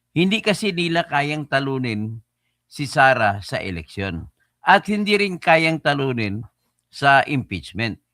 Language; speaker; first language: Filipino; non-native, local second language; Hiligaynon